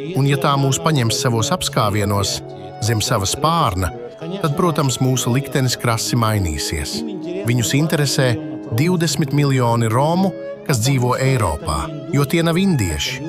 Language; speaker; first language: Latvian; non-native, local second language; Romany